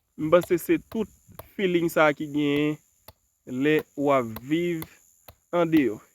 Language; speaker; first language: Haitian Creole; native; Haitian Creole